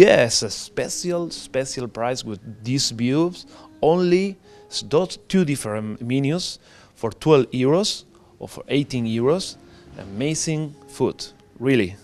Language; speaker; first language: English; non-native, learner; Spanish